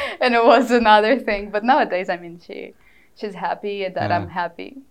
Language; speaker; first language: English; non-native, fluent; Portuguese